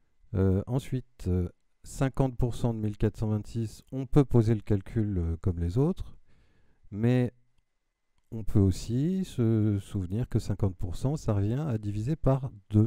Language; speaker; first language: French; native; French